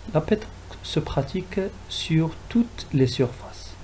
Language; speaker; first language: French; non-native, local second language; Arabic